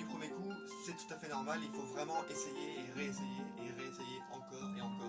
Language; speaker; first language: French; native; French